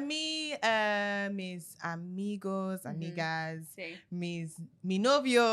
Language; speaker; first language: Spanish; non-native, learner; English